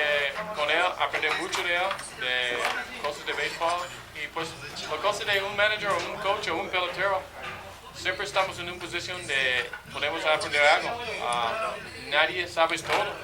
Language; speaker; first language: Spanish; non-native, fluent; English